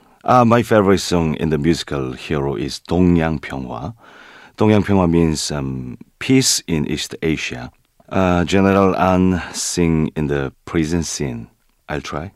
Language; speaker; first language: English; non-native, fluent; Korean